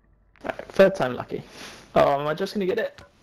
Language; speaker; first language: English; native; English